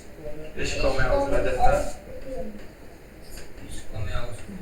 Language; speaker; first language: German; non-native, learner; Hindi